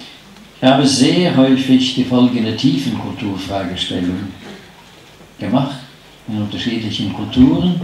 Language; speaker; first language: German; non-native, fluent; Norwegian